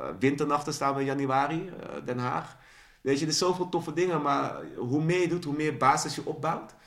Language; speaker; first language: Dutch; early bilingual, other home language; Sranan Tongo